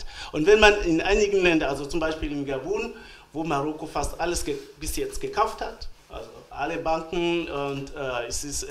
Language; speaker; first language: German; non-native, fluent; French